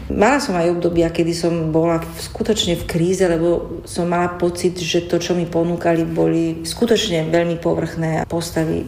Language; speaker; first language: Slovak; native; Slovak